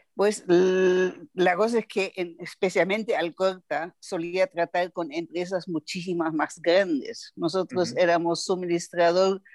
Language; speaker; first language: Spanish; non-native, fluent; German